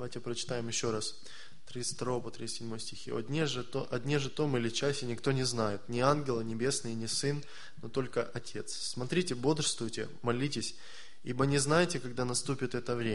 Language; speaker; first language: Russian; native; Russian